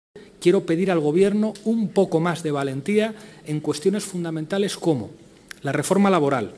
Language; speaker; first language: Spanish; native; Spanish